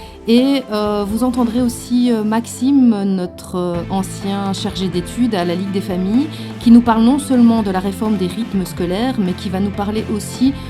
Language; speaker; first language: French; native; French